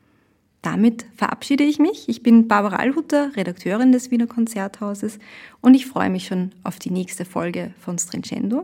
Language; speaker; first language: German; native; German